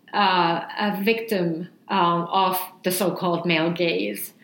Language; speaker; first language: English; non-native, fluent; Finnish